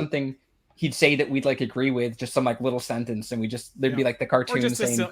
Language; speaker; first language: English; native; English